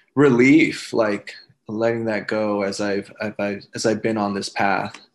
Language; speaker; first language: English; native; English